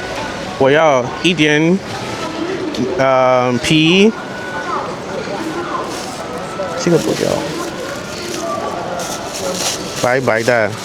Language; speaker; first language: Chinese; non-native, learner; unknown